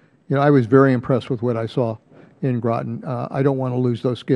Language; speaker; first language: English; native; English